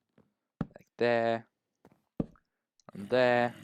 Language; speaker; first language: English; native; English